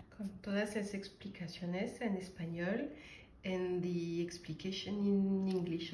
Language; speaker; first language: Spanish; non-native, learner; French